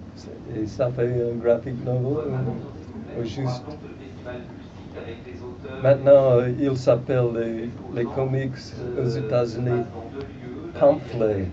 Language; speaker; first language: French; non-native, fluent; English